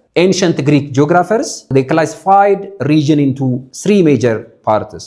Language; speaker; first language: English; non-native, local second language; Amharic